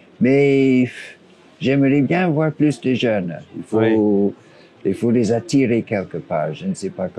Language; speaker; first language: French; non-native, fluent; English